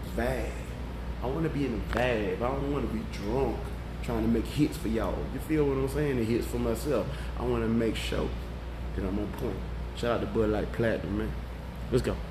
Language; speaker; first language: English; native; English